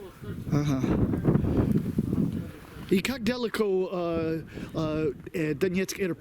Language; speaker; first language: Russian; non-native, learner; English